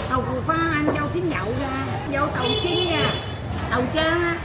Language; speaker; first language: Cantonese; early bilingual, heritage; Cantonese